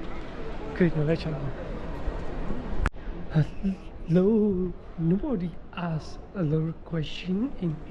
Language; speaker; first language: English; non-native, learner; Burmese